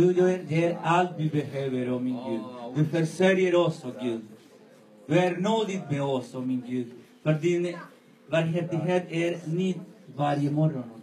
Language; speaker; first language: Swedish; non-native, fluent; Spanish